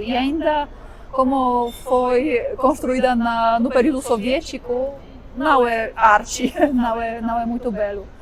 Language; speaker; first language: Portuguese; non-native, fluent; Polish